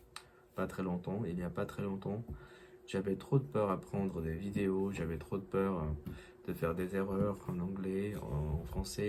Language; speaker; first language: French; non-native, learner; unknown